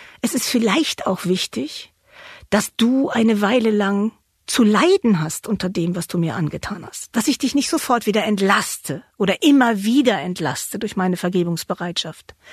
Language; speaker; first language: German; native; German